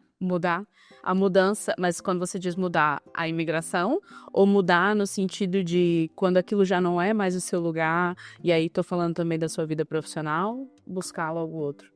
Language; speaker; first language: Portuguese; native; Portuguese